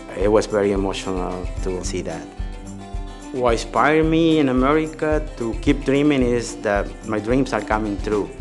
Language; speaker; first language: English; non-native, fluent; Spanish